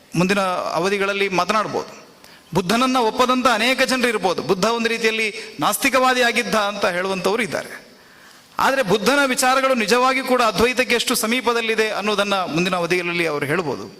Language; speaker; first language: Kannada; non-native, local second language; Tulu